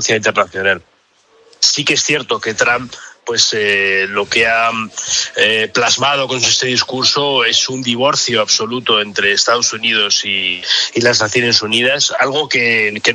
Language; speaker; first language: Spanish; native; Spanish